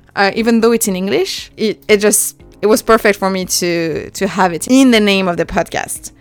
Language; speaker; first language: English; non-native, fluent; French